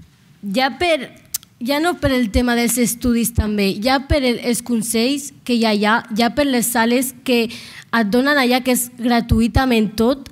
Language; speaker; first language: Catalan; non-native, local second language; Arabic